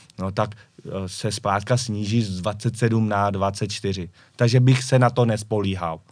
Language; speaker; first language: Czech; early bilingual, other home language; Vietnamese